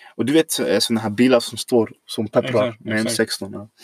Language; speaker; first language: Swedish; non-native, fluent; Arabic